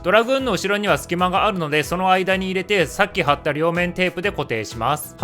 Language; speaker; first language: Japanese; native; Japanese